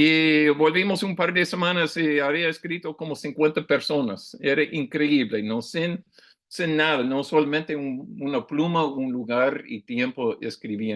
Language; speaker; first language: Spanish; non-native, learner; English